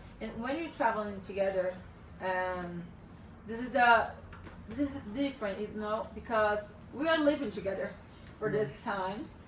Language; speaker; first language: English; non-native, learner; Portuguese